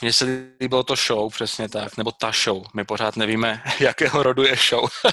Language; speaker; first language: Czech; native; Czech